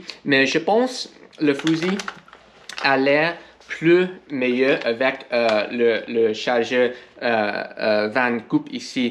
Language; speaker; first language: French; non-native, learner; English